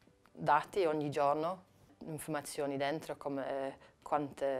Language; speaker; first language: Italian; non-native, learner; English